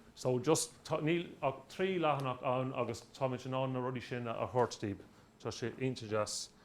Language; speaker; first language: Irish; non-native, local second language; English